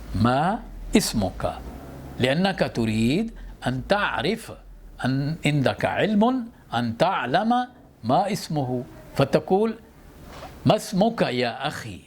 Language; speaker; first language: Arabic; non-native, fluent; Urdu